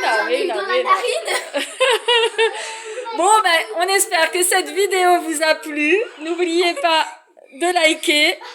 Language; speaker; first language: French; native; French